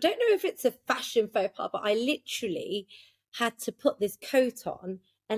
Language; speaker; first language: English; native; English